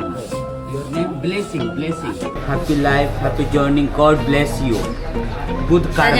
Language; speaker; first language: English; non-native, learner; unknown